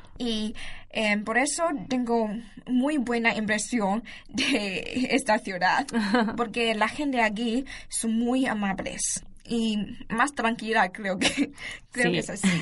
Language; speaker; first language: Spanish; non-native, learner; Chinese